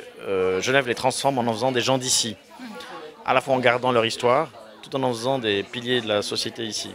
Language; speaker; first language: French; native; French